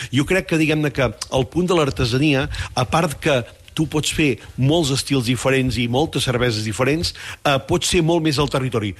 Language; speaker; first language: Catalan; native; Catalan